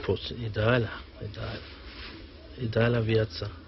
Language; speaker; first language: Romanian; non-native, learner; Turkish